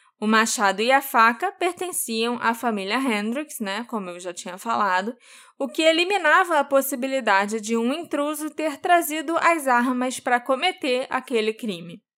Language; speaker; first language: Portuguese; native; Portuguese